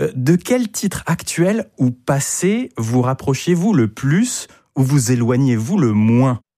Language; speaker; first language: French; native; French